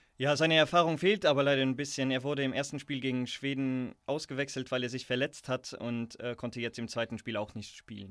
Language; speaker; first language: German; native; German